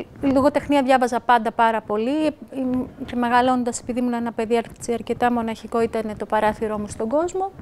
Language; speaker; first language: Greek; native; Greek